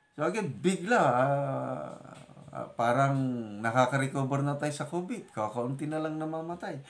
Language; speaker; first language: Filipino; native; Filipino